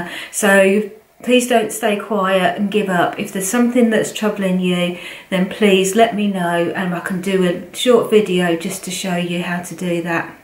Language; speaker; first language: English; native; English